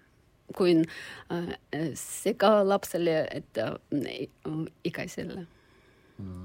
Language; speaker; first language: Finnish; non-native, learner; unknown